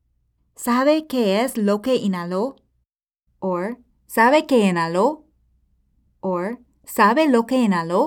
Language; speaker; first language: Spanish; non-native, fluent; English